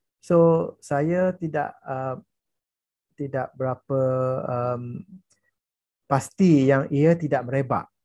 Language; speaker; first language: Malay; native; Malay